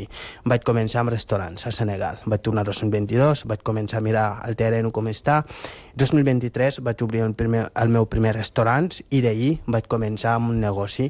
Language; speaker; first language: Catalan; non-native, fluent; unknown